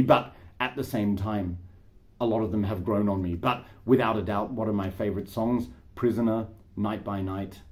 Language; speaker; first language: English; native; English